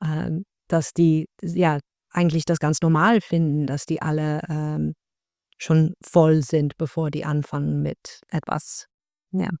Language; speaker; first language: German; non-native, learner; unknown